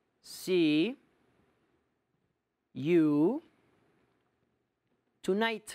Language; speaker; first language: English; non-native, fluent; Spanish